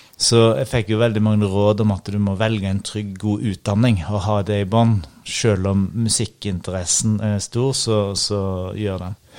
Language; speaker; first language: Norwegian; native; Norwegian